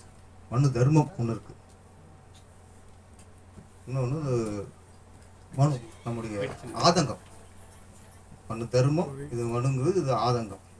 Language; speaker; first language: Tamil; native; Tamil